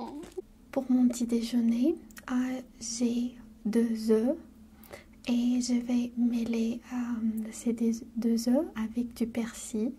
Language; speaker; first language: French; non-native, fluent; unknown